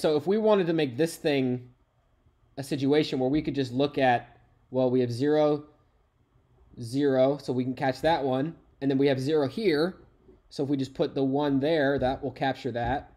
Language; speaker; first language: English; native; English